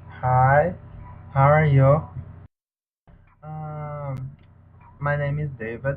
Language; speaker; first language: English; non-native, learner; Portuguese